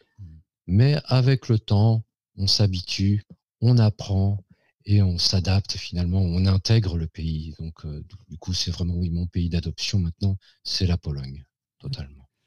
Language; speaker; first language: French; native; French